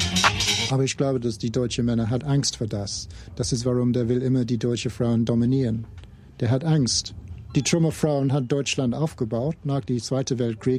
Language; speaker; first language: German; non-native, fluent; English